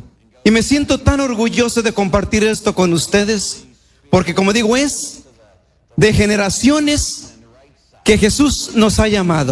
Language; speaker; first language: Spanish; native; Spanish